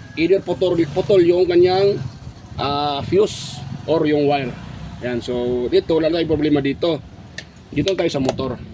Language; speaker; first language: Filipino; non-native, local second language; Cebuano